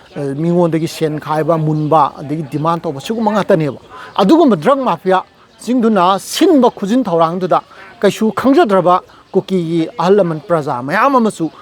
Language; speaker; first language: Manipuri; native; Manipuri